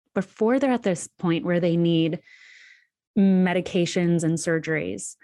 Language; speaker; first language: English; native; English